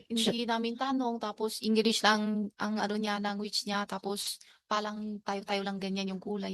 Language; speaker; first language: Filipino; non-native, learner; Chinese